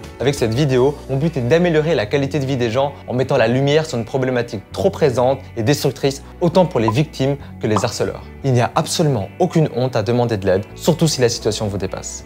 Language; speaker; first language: French; early bilingual, other home language; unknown